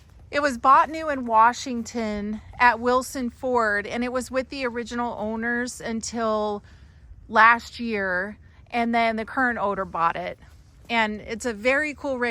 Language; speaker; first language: English; native; English